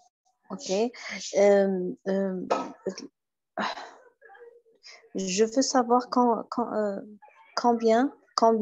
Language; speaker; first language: French; non-native, learner; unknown